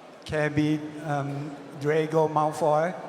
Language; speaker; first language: English; non-native, learner; Thai